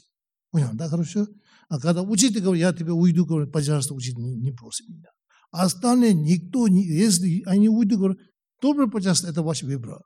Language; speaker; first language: Russian; non-native, learner; Tibetan